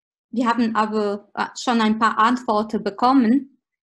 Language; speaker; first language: German; non-native, fluent; Italian